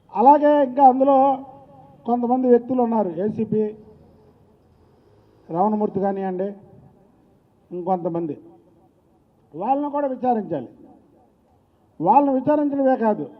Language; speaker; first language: Telugu; native; Telugu